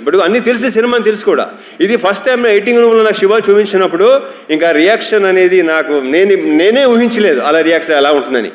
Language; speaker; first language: Telugu; native; Telugu